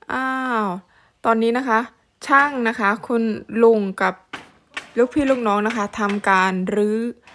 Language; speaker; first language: Thai; native; Thai